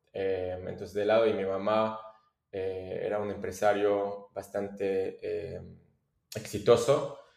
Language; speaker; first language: Spanish; non-native, fluent; French